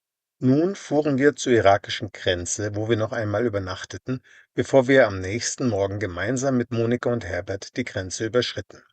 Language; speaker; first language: German; native; German